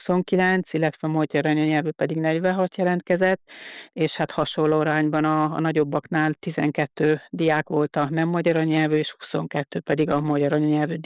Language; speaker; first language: Hungarian; native; Hungarian